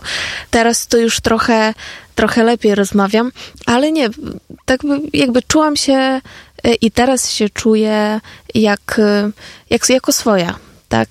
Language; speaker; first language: Polish; non-native, fluent; Ukrainian